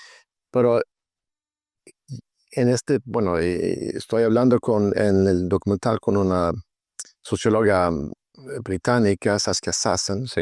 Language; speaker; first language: Spanish; non-native, fluent; Swedish